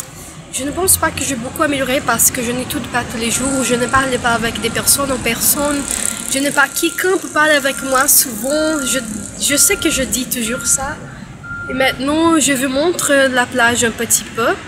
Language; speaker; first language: French; non-native, learner; Portuguese